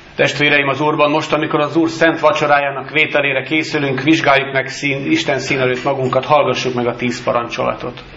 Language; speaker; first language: Hungarian; native; Hungarian